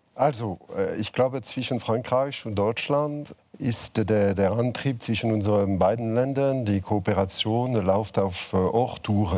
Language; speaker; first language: German; non-native, fluent; French